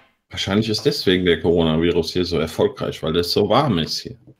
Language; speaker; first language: German; native; German